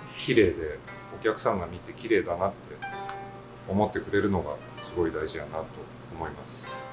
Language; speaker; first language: Japanese; native; Japanese